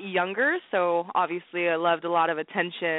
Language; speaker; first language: English; native; English